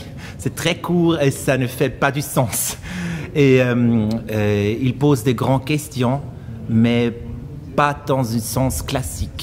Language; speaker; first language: French; non-native, fluent; German